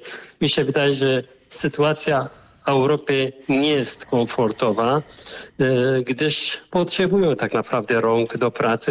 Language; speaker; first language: Polish; non-native, fluent; Arabic